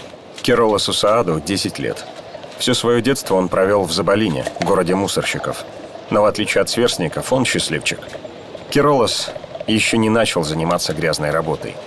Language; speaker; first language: Russian; native; Russian